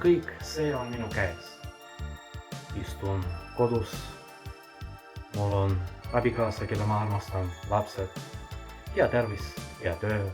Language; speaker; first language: Estonian; non-native, fluent; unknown